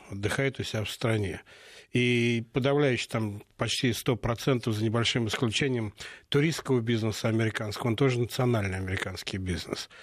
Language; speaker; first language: Russian; native; Russian